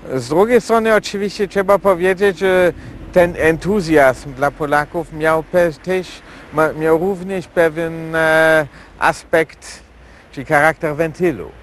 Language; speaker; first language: Polish; non-native, fluent; German